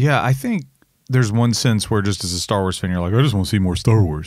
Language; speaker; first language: English; native; English